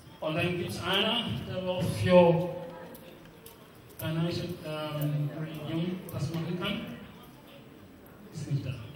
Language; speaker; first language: German; non-native, learner; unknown